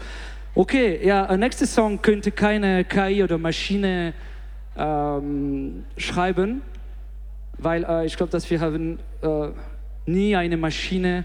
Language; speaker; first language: German; non-native, learner; English